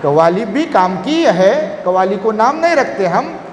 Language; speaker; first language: Hindi; non-native, local second language; Marathi